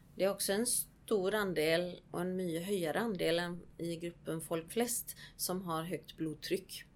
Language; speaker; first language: Swedish; native; Swedish